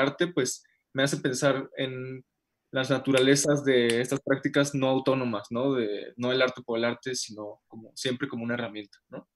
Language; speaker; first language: Spanish; native; Spanish